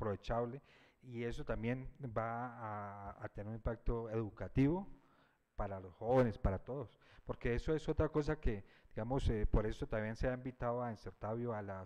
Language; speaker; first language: Spanish; native; Spanish